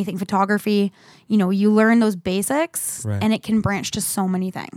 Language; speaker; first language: English; native; English